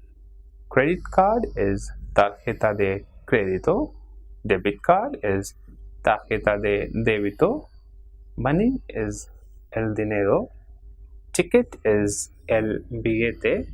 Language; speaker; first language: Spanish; non-native, fluent; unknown